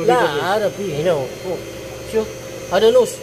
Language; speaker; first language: Arabic; non-native, learner; Filipino